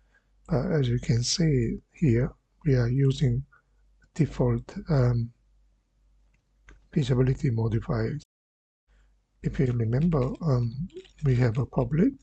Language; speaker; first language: English; non-native, fluent; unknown